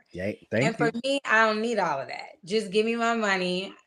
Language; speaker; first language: English; native; English